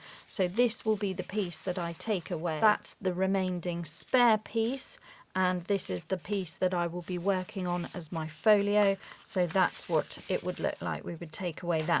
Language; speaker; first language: English; native; English